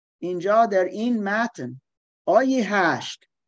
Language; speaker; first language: Persian; non-native, learner; German